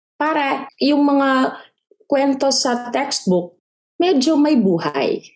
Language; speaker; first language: Filipino; early bilingual, other home language; Waray